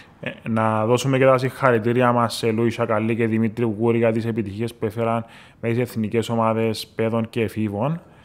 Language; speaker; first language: Greek; native; Greek